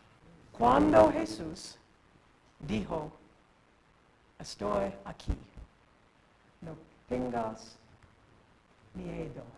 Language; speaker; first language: Spanish; non-native, learner; English